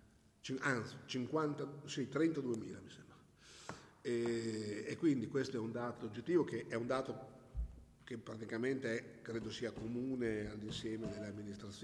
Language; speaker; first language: Italian; native; Italian